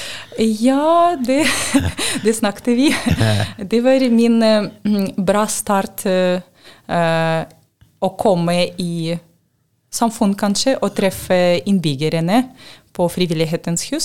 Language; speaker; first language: Norwegian; non-native, learner; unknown